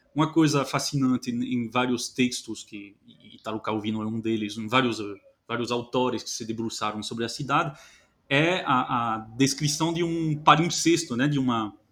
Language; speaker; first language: Portuguese; non-native, fluent; French